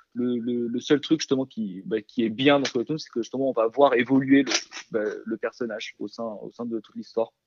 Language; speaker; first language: French; early bilingual, other home language; Korean